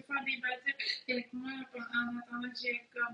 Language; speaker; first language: French; native; French